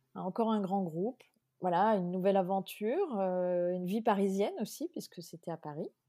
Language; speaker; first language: French; native; French